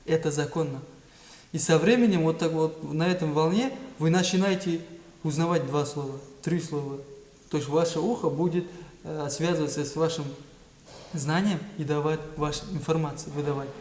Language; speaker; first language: Russian; non-native, local second language; Kazakh